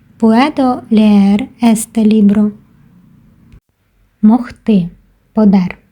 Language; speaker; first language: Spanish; non-native, fluent; Ukrainian